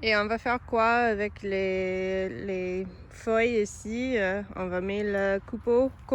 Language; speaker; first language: French; non-native, learner; English